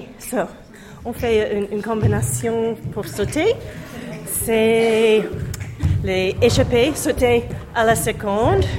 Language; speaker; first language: French; non-native, learner; English